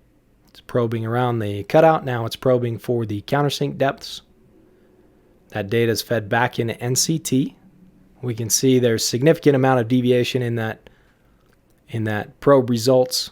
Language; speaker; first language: English; native; English